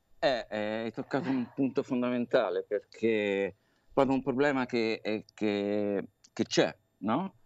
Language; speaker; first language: Italian; native; Italian